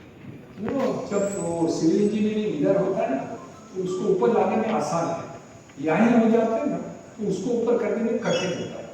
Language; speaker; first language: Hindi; non-native, local second language; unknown